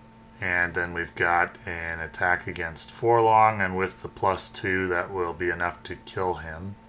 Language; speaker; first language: English; native; English